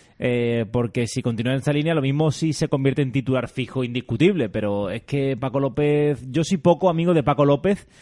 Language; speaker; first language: Spanish; native; Spanish